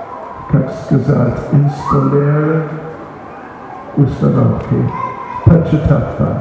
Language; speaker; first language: Russian; non-native, learner; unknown